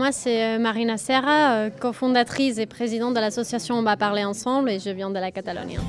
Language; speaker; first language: French; non-native, fluent; Catalan